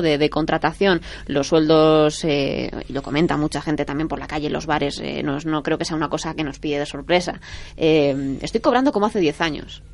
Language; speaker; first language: Spanish; native; Spanish